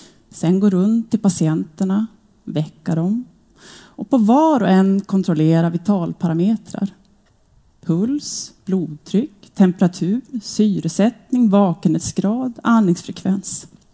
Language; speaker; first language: Swedish; native; Swedish